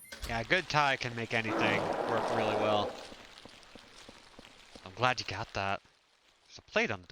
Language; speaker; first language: English; native; English